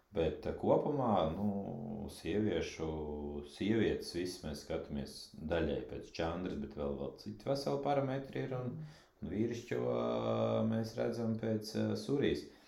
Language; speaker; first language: Latvian; non-native, local second language; Russian